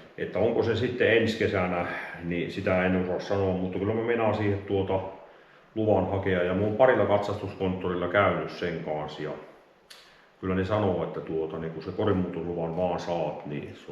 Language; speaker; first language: Finnish; native; Finnish